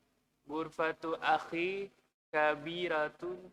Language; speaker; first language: Arabic; non-native, learner; Indonesian